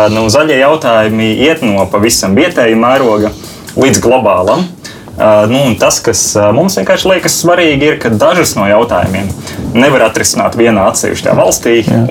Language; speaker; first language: Latvian; native; Latvian